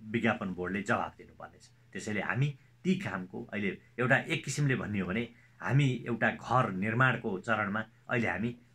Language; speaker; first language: Nepali; native; Nepali